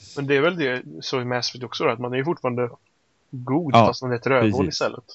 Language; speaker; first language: Swedish; native; Swedish